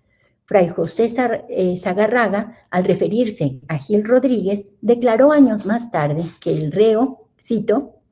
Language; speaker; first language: Spanish; native; Spanish